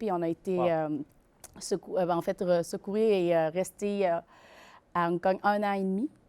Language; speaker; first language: French; early bilingual, other home language; Vietnamese